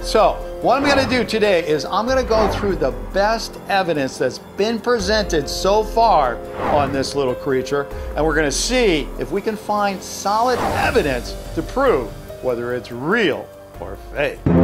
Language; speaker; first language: English; native; English